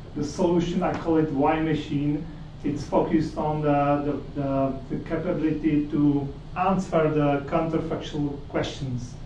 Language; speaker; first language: English; non-native, fluent; Czech